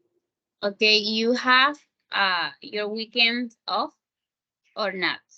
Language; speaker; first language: English; non-native, fluent; Spanish